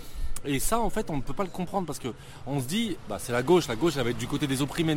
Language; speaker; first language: French; native; French